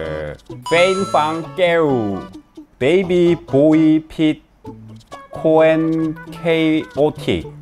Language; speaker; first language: Thai; non-native, learner; Korean